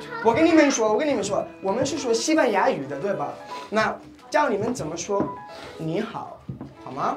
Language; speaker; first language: Chinese; non-native, learner; Spanish